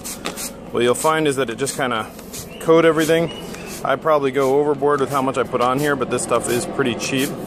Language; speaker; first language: English; native; English